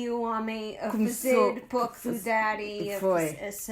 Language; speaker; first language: Portuguese; early bilingual, heritage; Portuguese